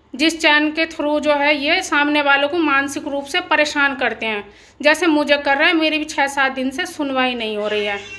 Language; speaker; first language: Hindi; native; Hindi